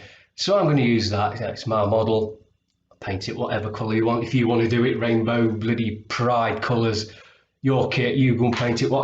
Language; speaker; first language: English; native; English